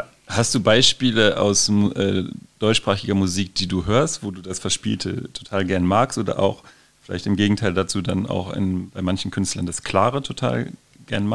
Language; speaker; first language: German; native; German